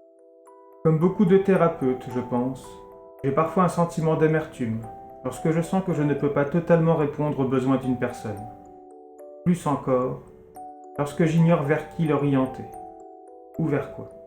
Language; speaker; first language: French; native; French